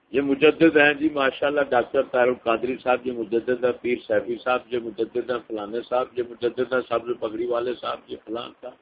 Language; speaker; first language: Urdu; native; Urdu